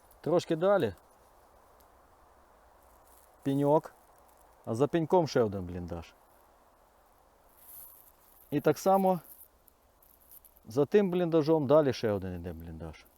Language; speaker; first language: Ukrainian; native; Ukrainian